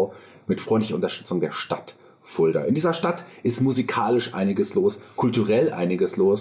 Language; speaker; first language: German; native; German